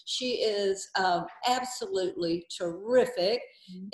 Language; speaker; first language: English; native; English